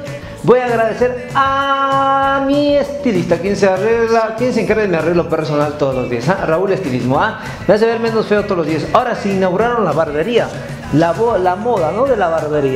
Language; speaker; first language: Spanish; native; Spanish